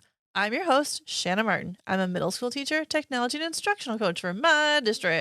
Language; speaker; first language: English; native; English